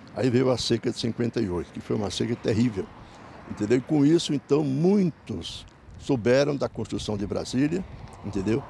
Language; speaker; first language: Portuguese; native; Portuguese